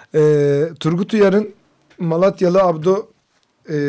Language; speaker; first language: Turkish; non-native, local second language; Kurdish